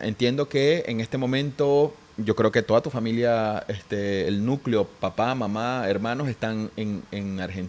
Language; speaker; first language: Spanish; native; Spanish